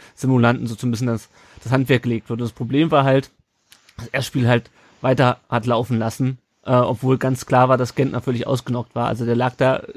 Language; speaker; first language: German; native; German